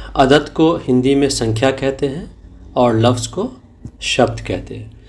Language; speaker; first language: Hindi; native; Hindi